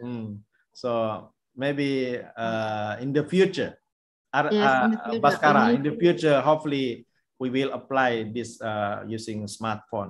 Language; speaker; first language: English; non-native, fluent; Indonesian